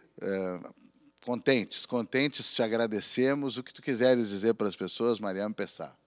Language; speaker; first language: Portuguese; native; Portuguese